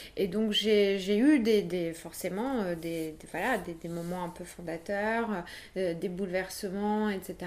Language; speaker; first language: French; early bilingual, other home language; Polish